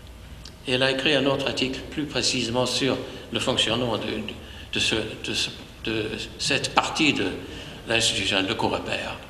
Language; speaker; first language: French; non-native, fluent; English